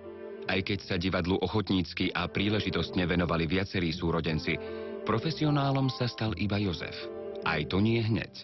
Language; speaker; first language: Slovak; native; Slovak